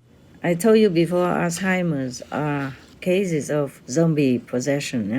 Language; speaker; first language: English; non-native, fluent; Vietnamese